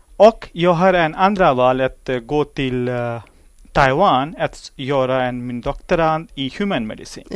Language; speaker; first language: Swedish; non-native, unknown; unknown